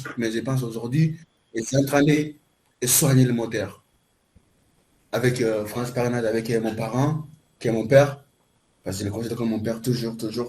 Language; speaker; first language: French; non-native, learner; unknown